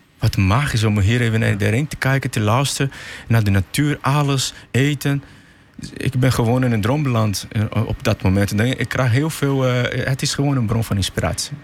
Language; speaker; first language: Dutch; non-native, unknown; Portuguese